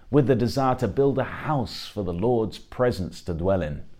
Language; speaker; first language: English; native; English